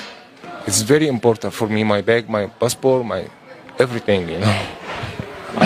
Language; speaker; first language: English; non-native, learner; Arabic